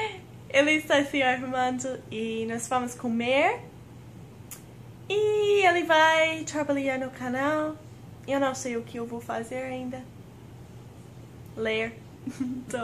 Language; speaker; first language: Portuguese; non-native, learner; English